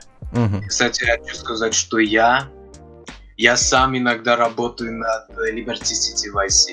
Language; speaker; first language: Russian; early bilingual, heritage; Russian